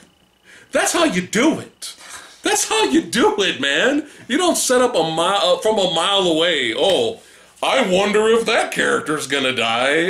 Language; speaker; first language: English; native; English